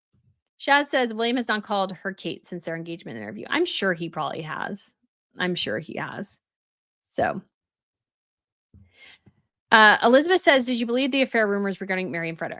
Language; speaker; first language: English; native; English